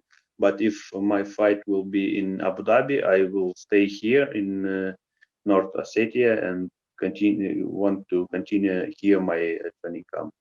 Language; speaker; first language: English; non-native, learner; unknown